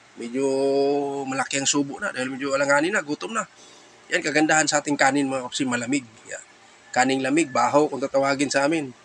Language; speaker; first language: Filipino; non-native, local second language; Cebuano